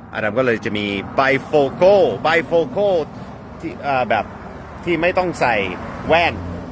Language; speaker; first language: Thai; non-native, fluent; English